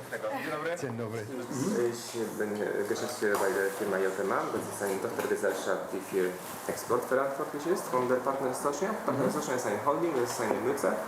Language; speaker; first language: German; non-native, fluent; Polish